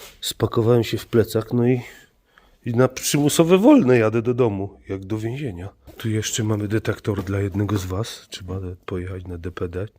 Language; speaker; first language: Polish; native; Polish